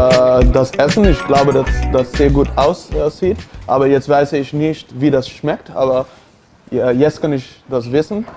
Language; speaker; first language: German; non-native, learner; Dutch